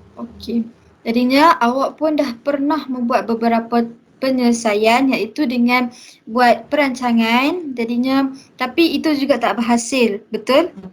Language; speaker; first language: Malay; native; Malay